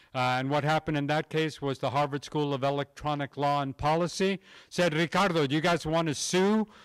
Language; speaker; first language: English; native; English